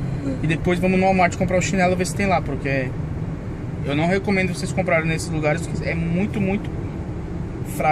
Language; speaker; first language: Portuguese; native; Portuguese